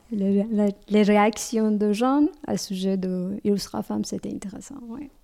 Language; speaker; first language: French; non-native, learner; Persian